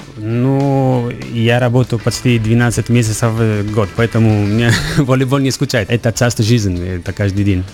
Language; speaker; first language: Russian; non-native, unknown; Italian